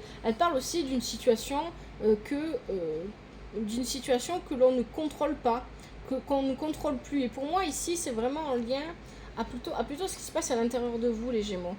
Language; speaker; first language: French; native; French